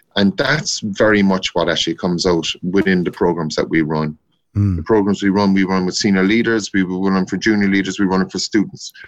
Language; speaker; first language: English; native; English